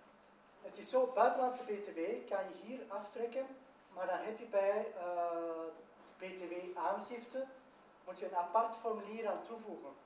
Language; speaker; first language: Dutch; native; Dutch